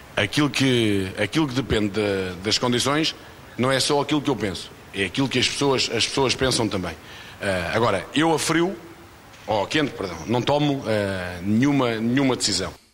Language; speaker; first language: Portuguese; native; Portuguese